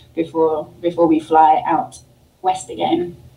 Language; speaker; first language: English; native; English